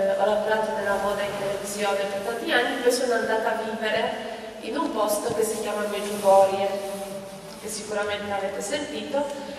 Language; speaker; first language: Italian; non-native, fluent; Polish